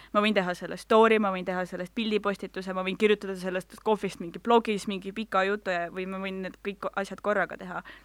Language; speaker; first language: Estonian; non-native, local second language; Russian